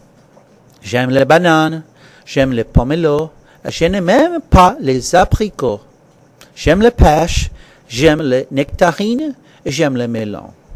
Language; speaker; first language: French; non-native, fluent; English